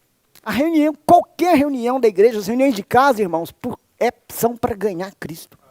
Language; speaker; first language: Portuguese; native; Portuguese